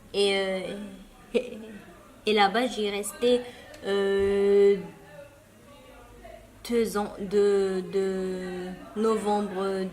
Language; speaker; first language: French; early bilingual, other home language; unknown